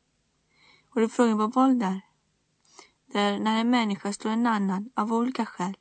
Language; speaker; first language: Swedish; early bilingual, other home language; Greek